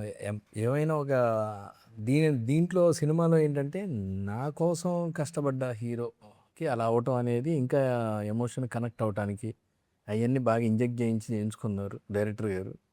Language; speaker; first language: Telugu; native; Telugu